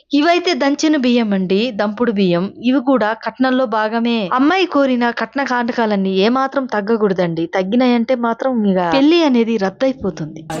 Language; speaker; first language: Telugu; non-native, local second language; Koya